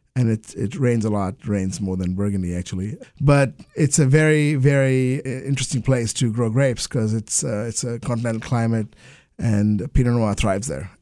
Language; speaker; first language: English; non-native, local second language; Bangla